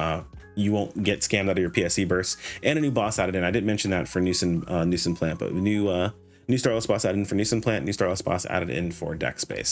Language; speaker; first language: English; native; English